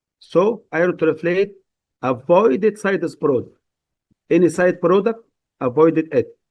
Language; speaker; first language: English; non-native, fluent; Arabic